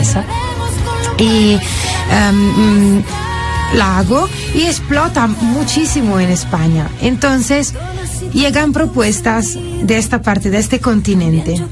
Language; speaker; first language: Spanish; non-native, fluent; Italian